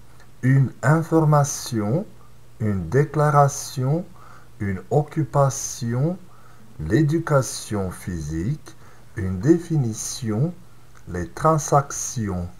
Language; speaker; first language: French; non-native, fluent; Serbian